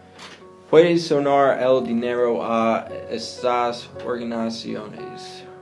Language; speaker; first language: Spanish; non-native, learner; English